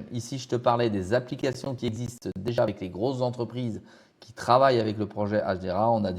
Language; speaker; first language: French; native; French